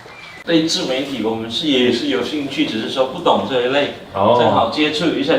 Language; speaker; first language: Chinese; native; Chinese